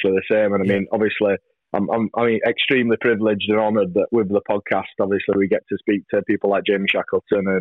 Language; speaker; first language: English; native; English